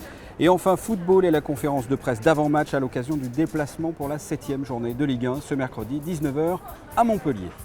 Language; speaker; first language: French; native; French